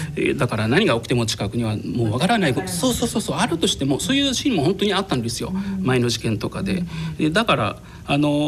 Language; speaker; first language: Japanese; non-native, fluent; Arabic